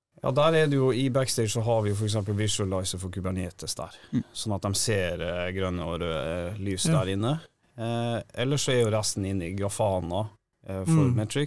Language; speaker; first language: Norwegian; native; Norwegian